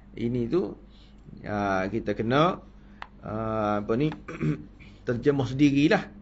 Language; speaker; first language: Malay; native; Malay